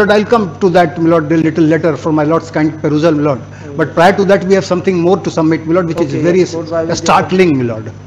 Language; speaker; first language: English; non-native, local second language; Hindi